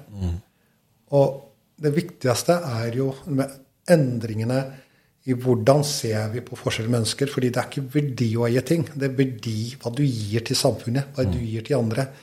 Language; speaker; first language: Norwegian; non-native, fluent; Albanian